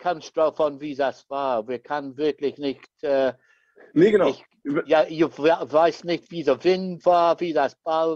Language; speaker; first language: German; non-native, learner; English